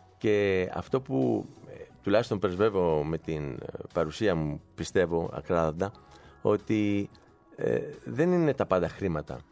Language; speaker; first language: Greek; native; Greek